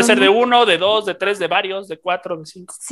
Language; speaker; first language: Spanish; native; Spanish